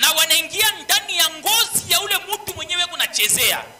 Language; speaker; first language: Swahili; native; Swahili